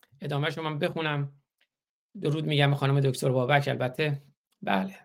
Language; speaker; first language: Persian; native; Persian